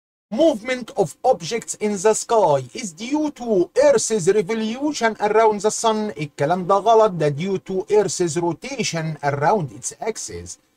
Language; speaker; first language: English; non-native, fluent; Arabic